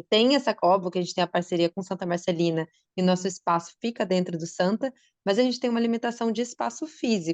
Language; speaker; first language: Portuguese; native; Portuguese